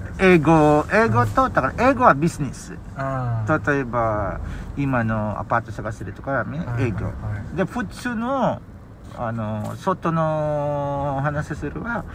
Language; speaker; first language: Japanese; non-native, learner; Filipino